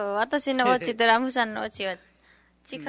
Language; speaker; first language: Japanese; non-native, learner; Nepali